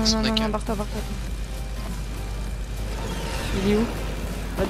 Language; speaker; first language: French; native; French